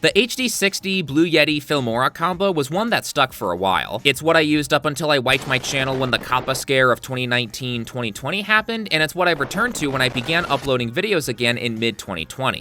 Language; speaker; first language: English; native; English